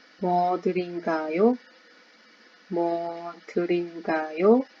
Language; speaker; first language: Korean; non-native, fluent; Thai